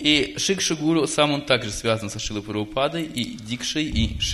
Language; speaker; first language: Russian; native; Russian